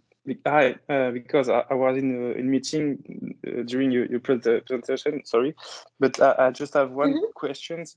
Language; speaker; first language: English; non-native, fluent; French